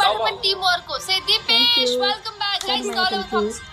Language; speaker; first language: Hindi; non-native, fluent; Nepali